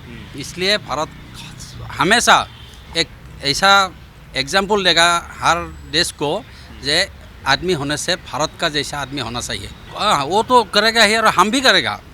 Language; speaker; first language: Hindi; non-native, local second language; Assamese